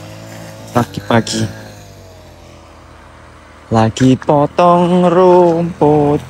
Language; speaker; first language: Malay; non-native, local second language; Javanese